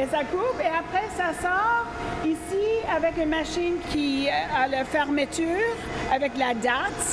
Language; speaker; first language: French; non-native, fluent; English